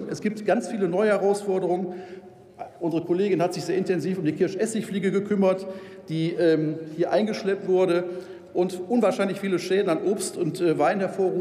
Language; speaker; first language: German; native; German